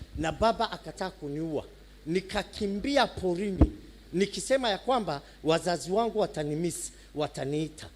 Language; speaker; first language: Swahili; non-native, fluent; Somali